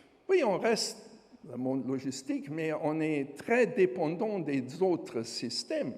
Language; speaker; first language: French; non-native, fluent; German